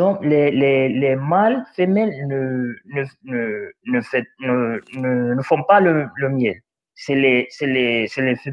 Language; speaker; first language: French; non-native, learner; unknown